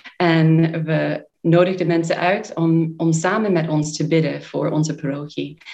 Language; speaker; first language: Dutch; non-native, fluent; English